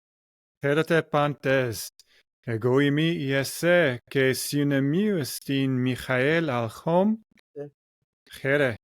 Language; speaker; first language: Greek; non-native, learner; English